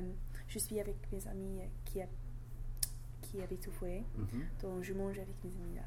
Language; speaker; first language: French; non-native, learner; English